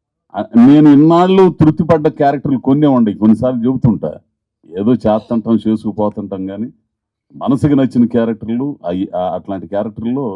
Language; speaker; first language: Telugu; native; Telugu